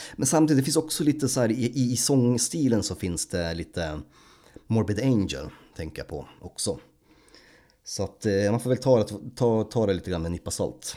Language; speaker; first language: Swedish; native; Swedish